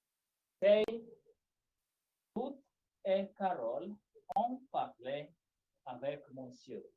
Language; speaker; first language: French; non-native, fluent; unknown